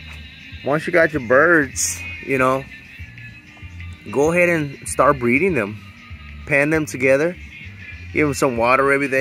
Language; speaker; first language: English; native; English